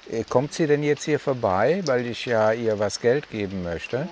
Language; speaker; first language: German; native; German